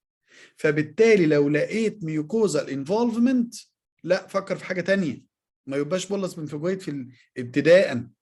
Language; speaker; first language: Arabic; native; Arabic